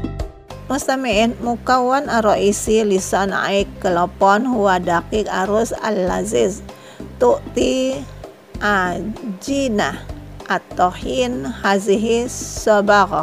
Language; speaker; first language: Arabic; non-native, learner; Indonesian